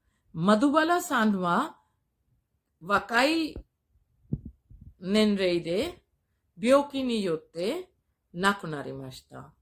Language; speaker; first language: Japanese; non-native, fluent; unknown